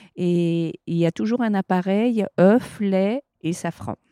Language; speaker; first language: French; native; French